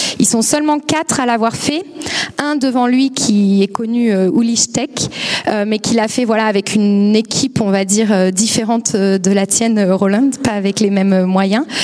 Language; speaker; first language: French; native; French